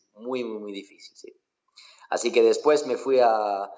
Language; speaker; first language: Spanish; non-native, fluent; French